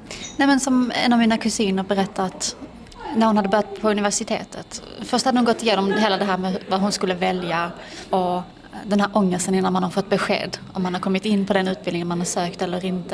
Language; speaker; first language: Swedish; early bilingual, other home language; Persian